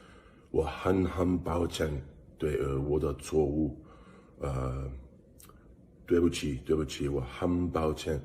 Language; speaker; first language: Chinese; non-native, learner; English